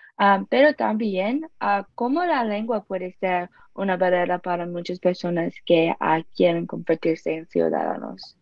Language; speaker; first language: Spanish; non-native, learner; English